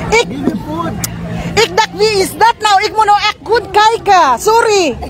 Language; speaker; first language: Dutch; non-native, learner; Filipino